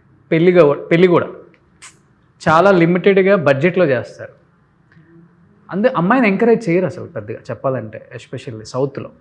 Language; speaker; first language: Telugu; native; Telugu